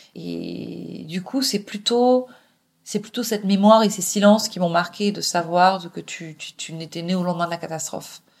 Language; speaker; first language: French; native; French